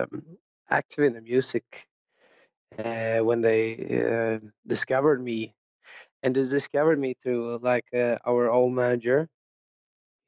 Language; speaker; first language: English; non-native, fluent; Swedish